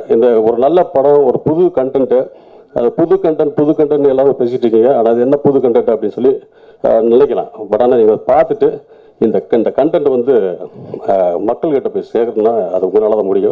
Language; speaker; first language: Tamil; native; Tamil